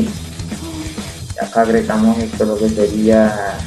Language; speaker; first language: Spanish; native; Spanish